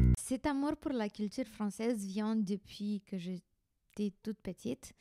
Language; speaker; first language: French; non-native, fluent; Romanian